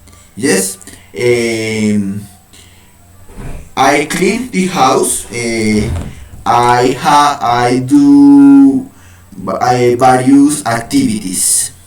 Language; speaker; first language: English; non-native, learner; Spanish